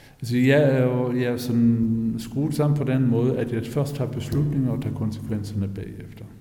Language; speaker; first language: Danish; native; Danish